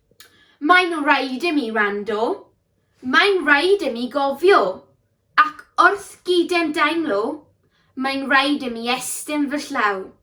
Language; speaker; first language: Welsh; non-native, learner; English